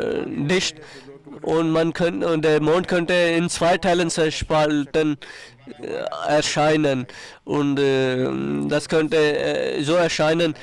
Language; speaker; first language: German; non-native, fluent; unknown